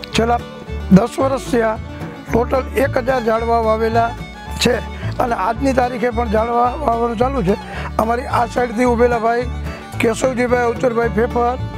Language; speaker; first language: Gujarati; native; Gujarati